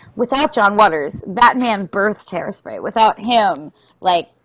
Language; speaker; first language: English; native; English